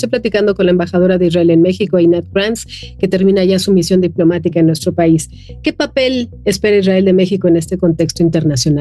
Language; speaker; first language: Spanish; native; Spanish